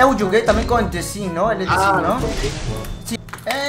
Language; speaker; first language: Portuguese; non-native, learner; Spanish